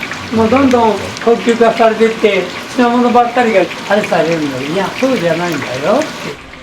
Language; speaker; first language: Japanese; native; Japanese